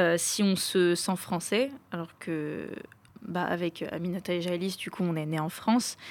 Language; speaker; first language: French; native; French